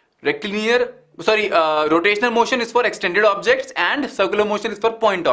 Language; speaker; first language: English; non-native, local second language; Hindi